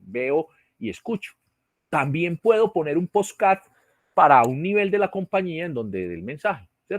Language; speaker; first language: Spanish; native; Spanish